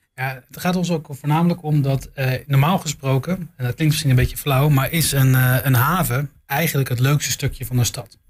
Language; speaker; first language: Dutch; native; Dutch